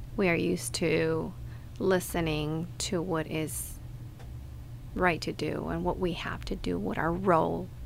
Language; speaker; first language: English; non-native, fluent; Spanish